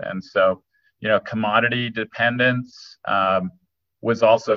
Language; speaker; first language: English; native; English